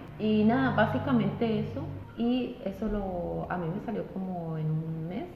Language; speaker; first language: Spanish; native; Spanish